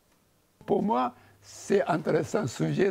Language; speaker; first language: French; non-native, learner; Japanese